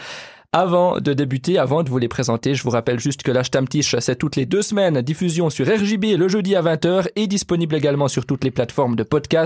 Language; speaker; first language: French; native; French